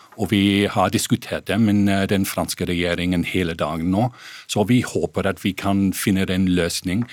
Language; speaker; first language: Norwegian; non-native, fluent; English